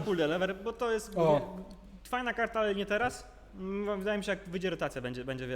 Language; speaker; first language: Polish; native; Polish